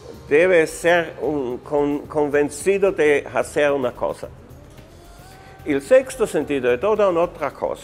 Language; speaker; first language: Spanish; non-native, fluent; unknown